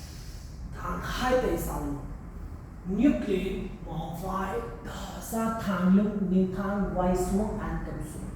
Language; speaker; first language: Vietnamese; non-native, learner; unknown